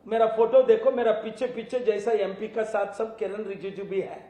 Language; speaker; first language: Hindi; non-native, local second language; Telugu